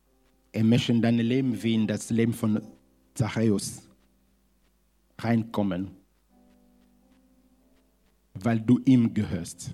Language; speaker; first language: German; non-native, fluent; Lingala